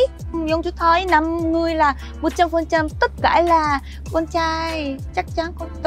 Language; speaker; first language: Vietnamese; non-native, learner; Korean